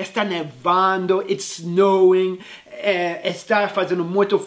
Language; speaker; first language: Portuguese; non-native, fluent; English